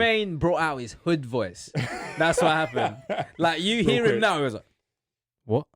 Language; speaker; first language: English; native; English